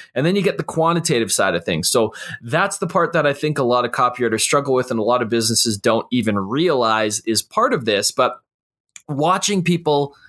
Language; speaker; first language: English; native; English